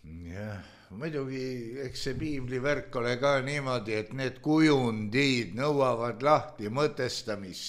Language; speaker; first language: Estonian; native; Estonian